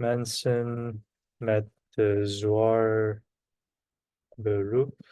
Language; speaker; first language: Dutch; non-native, learner; Korean